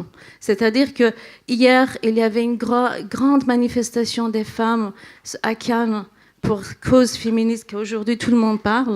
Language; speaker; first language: French; non-native, fluent; Central Kurdish